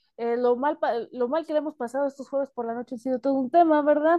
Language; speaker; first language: Spanish; native; Spanish